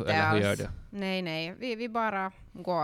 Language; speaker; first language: Swedish; non-native, learner; Finnish